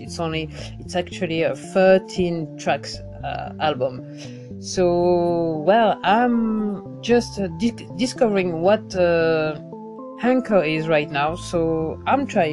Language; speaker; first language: English; non-native, fluent; French